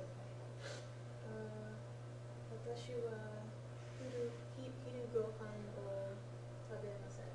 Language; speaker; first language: Japanese; non-native, learner; English